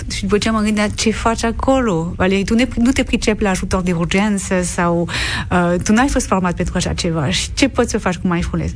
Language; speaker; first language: Romanian; non-native, learner; French